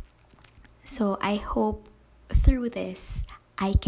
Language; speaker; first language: English; non-native, local second language; Kinaray-a